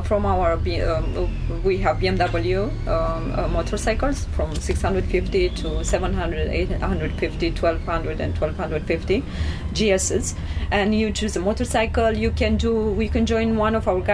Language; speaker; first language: English; non-native, fluent; Romanian